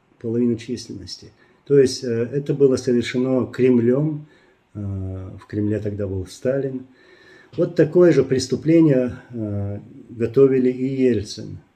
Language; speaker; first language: Russian; non-native, local second language; Chechen